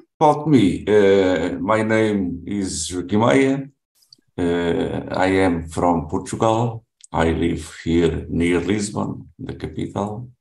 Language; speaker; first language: English; non-native, learner; Portuguese